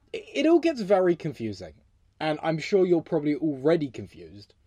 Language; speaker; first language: English; native; English